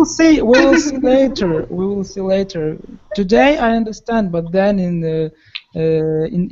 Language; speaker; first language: English; non-native, learner; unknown